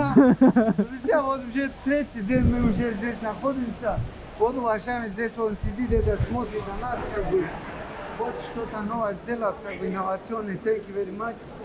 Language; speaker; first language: Russian; non-native, local second language; Tajik